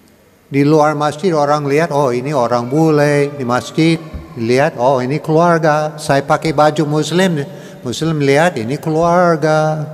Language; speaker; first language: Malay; non-native, learner; English